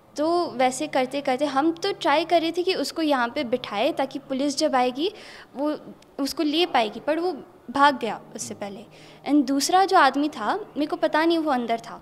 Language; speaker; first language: Hindi; native; Hindi